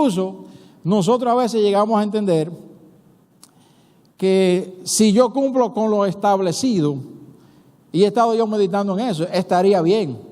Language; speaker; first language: Spanish; native; Spanish